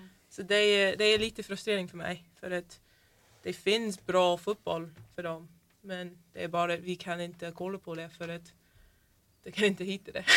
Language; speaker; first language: Swedish; non-native, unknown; English